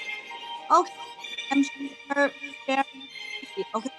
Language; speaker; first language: English; non-native, fluent; Chinese